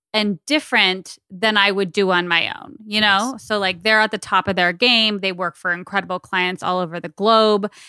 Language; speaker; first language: English; native; English